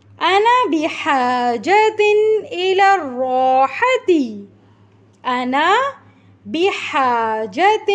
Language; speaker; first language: Arabic; non-native, fluent; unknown